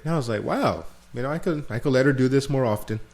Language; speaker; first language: English; native; English